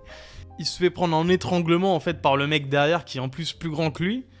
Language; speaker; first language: French; native; French